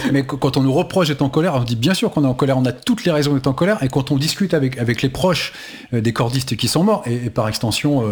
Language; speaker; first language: French; native; French